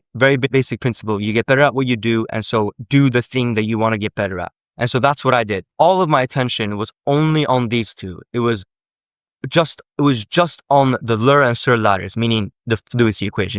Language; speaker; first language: English; native; English